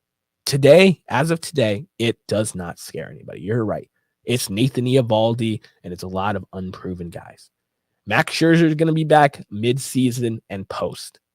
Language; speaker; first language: English; native; English